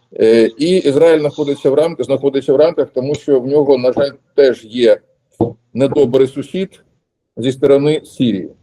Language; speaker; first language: Ukrainian; non-native, local second language; Russian